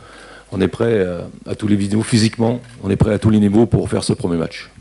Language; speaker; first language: French; native; French